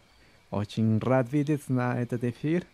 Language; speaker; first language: Russian; non-native, learner; Spanish